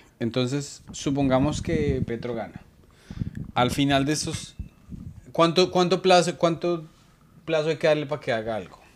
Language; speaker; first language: Spanish; native; Spanish